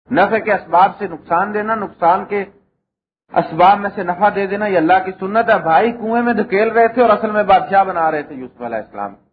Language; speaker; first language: Urdu; non-native, local second language; Punjabi